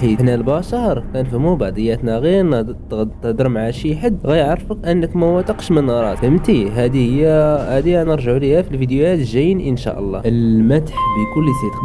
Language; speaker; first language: Arabic; native; Arabic